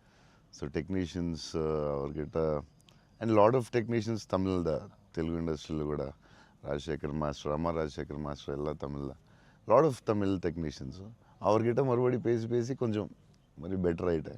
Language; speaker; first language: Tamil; non-native, local second language; Telugu